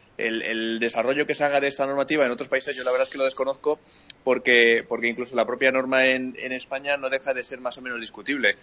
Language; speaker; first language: Spanish; native; Spanish